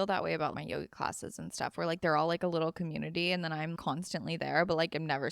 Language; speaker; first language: English; native; English